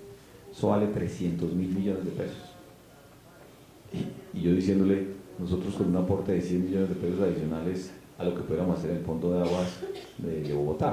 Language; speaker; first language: Spanish; native; Spanish